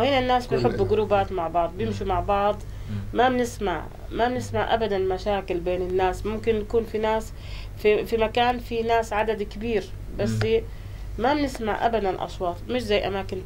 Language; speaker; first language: Arabic; native; Arabic